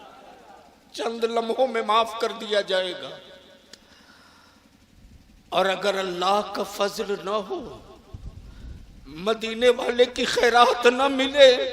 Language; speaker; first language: Hindi; native; Hindi